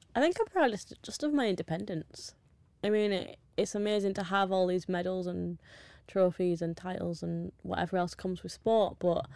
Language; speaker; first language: English; native; English